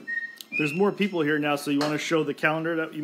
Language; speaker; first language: English; native; English